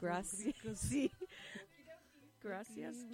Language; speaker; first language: Spanish; non-native, learner; English